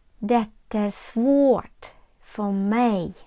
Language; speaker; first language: Swedish; non-native, fluent; Ukrainian